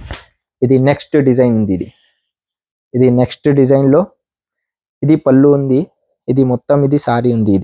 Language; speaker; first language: Telugu; non-native, local second language; Urdu